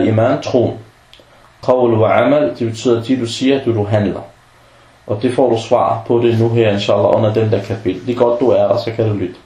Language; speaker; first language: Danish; non-native, fluent; Arabic